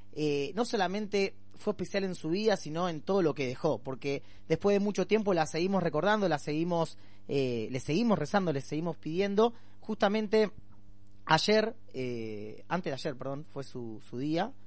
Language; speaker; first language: Spanish; native; Spanish